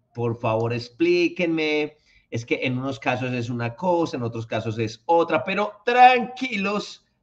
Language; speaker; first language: Spanish; native; Spanish